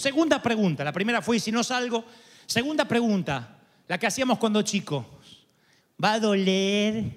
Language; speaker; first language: Spanish; native; Spanish